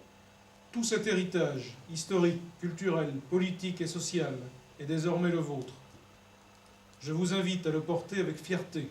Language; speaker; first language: French; native; French